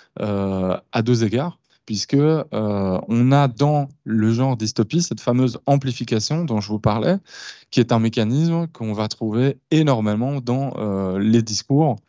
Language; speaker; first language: French; native; French